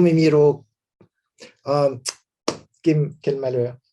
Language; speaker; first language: Spanish; non-native, learner; French